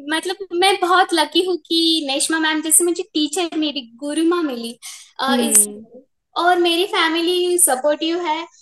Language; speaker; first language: Hindi; non-native, local second language; Marathi